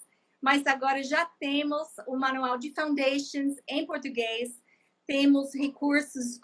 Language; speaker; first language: Portuguese; non-native, fluent; English